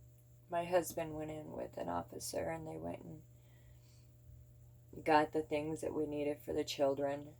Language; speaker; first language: English; native; English